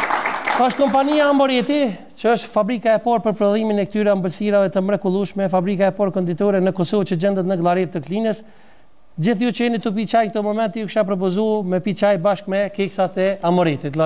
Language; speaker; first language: Albanian; native; Albanian